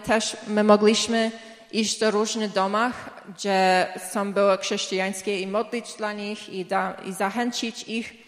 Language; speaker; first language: Polish; early bilingual, heritage; English